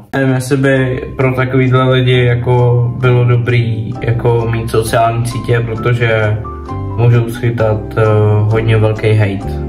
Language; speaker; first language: Czech; native; Czech